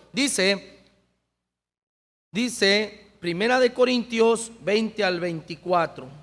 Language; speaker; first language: Spanish; native; Spanish